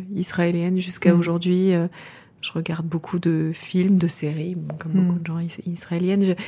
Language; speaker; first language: French; native; French